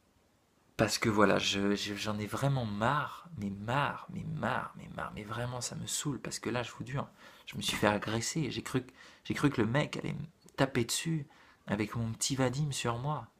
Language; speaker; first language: French; native; French